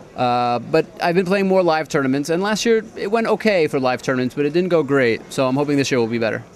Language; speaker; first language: English; native; English